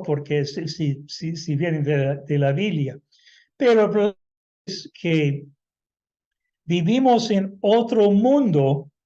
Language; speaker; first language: Spanish; non-native, fluent; English